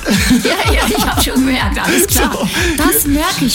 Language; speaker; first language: German; native; German